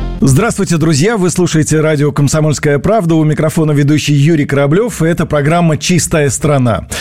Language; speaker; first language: Russian; native; Russian